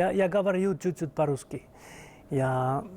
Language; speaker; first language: Russian; non-native, learner; Finnish